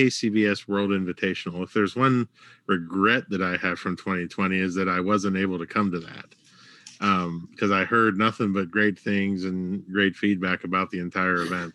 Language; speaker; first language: English; native; English